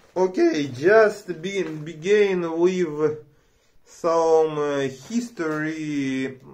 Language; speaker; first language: English; non-native, learner; Romanian